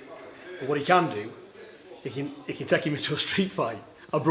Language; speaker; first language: English; native; English